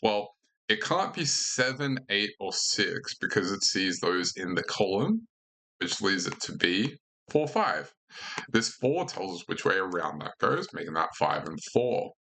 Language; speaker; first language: English; native; English